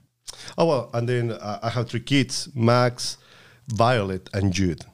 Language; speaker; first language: English; non-native, fluent; Spanish